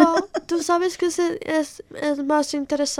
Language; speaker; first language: Spanish; non-native, learner; Italian